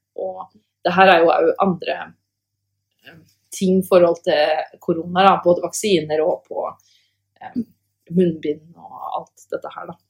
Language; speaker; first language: Norwegian; native; Norwegian